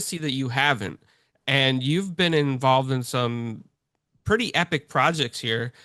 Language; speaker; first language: English; native; English